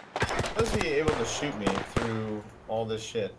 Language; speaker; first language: English; native; English